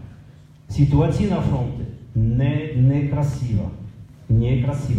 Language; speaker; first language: Ukrainian; non-native, learner; French